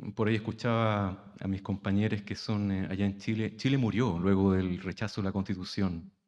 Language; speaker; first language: Spanish; native; Spanish